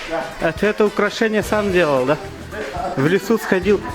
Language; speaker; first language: Russian; non-native, local second language; Yakut